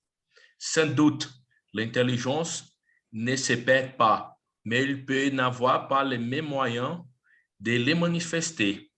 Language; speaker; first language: French; non-native, learner; Portuguese